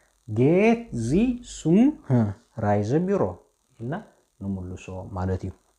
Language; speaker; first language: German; non-native, fluent; Tigrinya